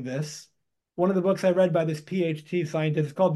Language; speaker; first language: English; native; English